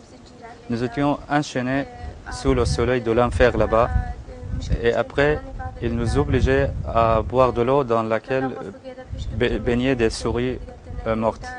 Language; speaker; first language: French; non-native, learner; Kurdish